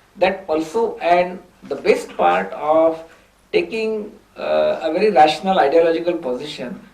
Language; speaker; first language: English; non-native, local second language; Hindi